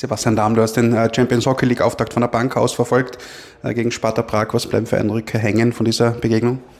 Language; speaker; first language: German; native; German